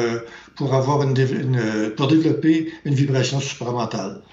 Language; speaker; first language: French; native; French